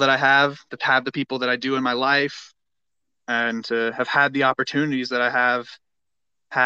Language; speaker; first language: English; native; English